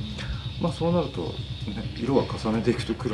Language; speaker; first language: Japanese; native; Japanese